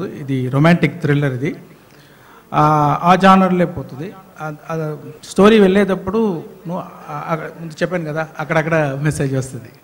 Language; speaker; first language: Telugu; non-native, fluent; Tamil